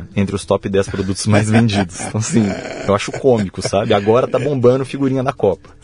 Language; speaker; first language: Portuguese; native; Portuguese